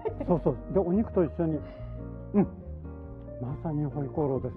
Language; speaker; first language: Japanese; native; Japanese